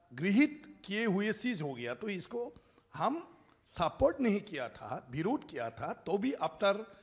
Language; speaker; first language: Hindi; non-native, local second language; Bodo